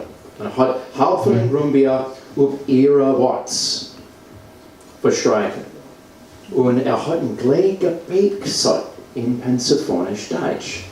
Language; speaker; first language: German; non-native, learner; English